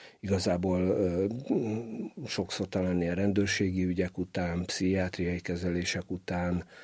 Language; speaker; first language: Hungarian; native; Hungarian